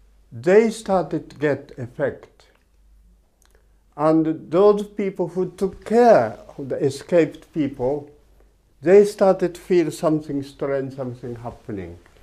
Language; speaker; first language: English; non-native, fluent; Japanese